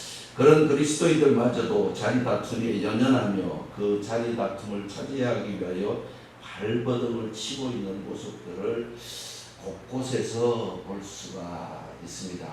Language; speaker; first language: Korean; native; Korean